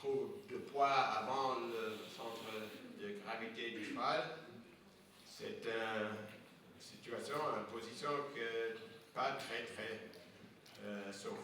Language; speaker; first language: French; non-native, fluent; English